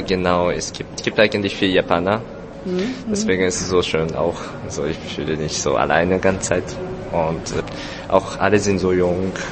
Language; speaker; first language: German; non-native, learner; Japanese